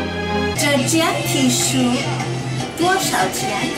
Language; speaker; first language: Chinese; non-native, learner; English